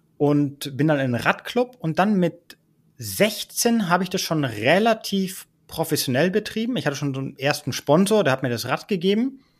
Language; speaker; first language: German; early bilingual, heritage; German